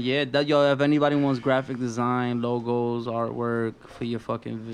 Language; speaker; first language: English; early bilingual, other home language; Spanish